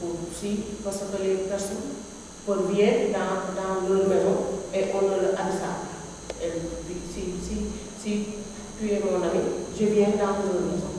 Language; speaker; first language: French; non-native, learner; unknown